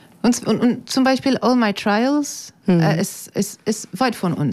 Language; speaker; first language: German; non-native, fluent; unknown